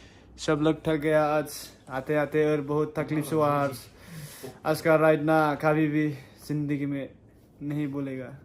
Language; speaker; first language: Hindi; non-native, local second language; Bodo